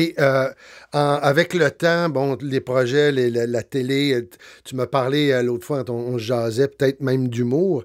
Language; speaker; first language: French; native; French